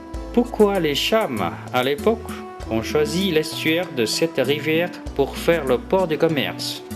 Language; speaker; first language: French; non-native, fluent; Vietnamese